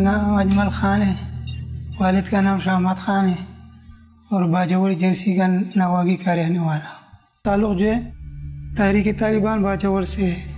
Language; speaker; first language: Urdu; non-native, local second language; Pashto